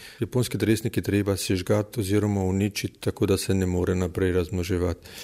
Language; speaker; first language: Slovenian; native; Slovenian